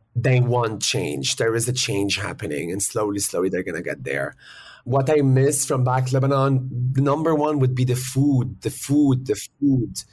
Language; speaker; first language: English; early bilingual, other home language; Arabic